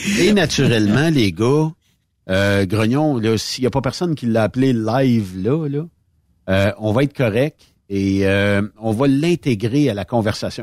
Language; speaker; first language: French; native; French